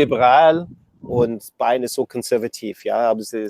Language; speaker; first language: German; non-native, learner; English